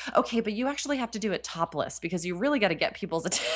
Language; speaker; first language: English; native; English